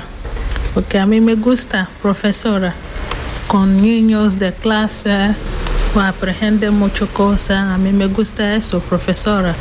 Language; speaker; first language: Spanish; non-native, learner; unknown